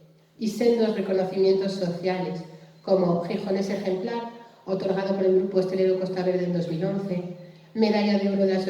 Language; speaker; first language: Spanish; native; Spanish